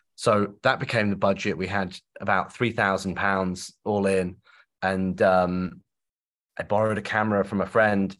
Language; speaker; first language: English; native; English